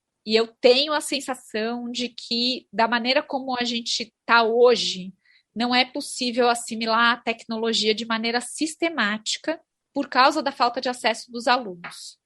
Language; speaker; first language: Portuguese; native; Portuguese